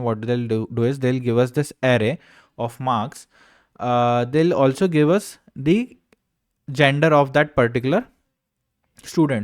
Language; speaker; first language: English; non-native, local second language; Hindi